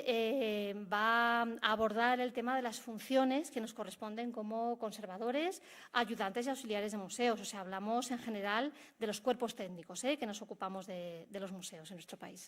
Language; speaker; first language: Spanish; native; Spanish